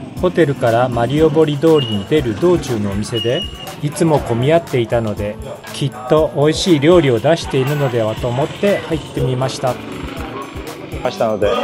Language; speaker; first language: Japanese; native; Japanese